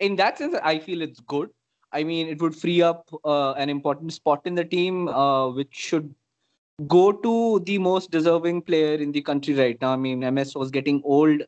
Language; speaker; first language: English; non-native, local second language; Hindi